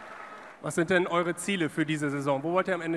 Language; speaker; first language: German; native; German